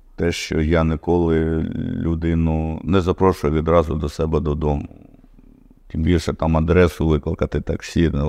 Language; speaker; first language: Ukrainian; non-native, local second language; Russian